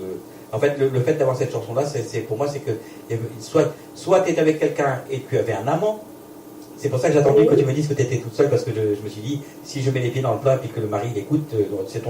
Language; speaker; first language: French; native; French